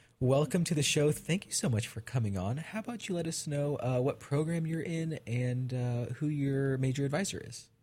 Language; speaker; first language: English; native; English